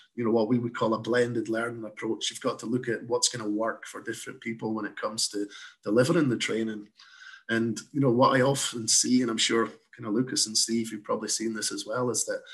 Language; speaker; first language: English; native; English